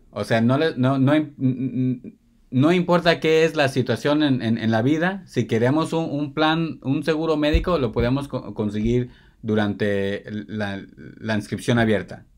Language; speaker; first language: Spanish; early bilingual, heritage; Spanish